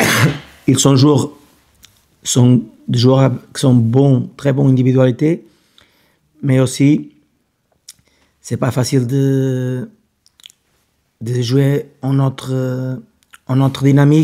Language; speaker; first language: French; non-native, fluent; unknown